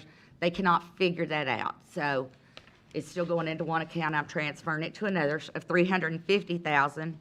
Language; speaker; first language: English; native; English